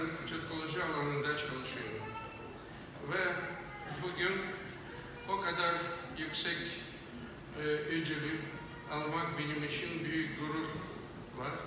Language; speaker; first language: Turkish; non-native, fluent; Russian